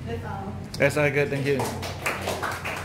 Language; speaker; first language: English; non-native, learner; Khmer